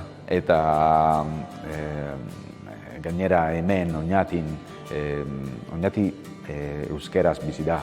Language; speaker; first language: Basque; non-native, learner; Italian